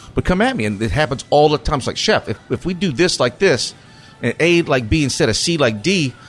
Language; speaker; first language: English; native; English